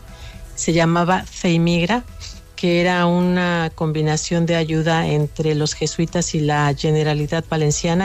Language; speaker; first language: Spanish; native; Spanish